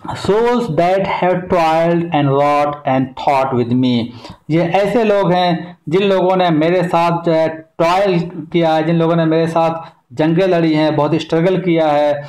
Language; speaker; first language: Hindi; native; Hindi